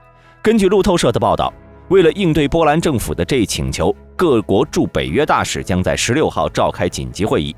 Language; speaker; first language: Chinese; native; Chinese